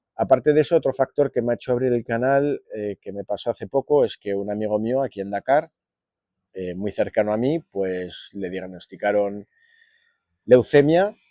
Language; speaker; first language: Spanish; native; Spanish